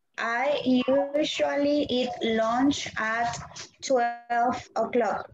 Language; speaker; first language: English; non-native, learner; Spanish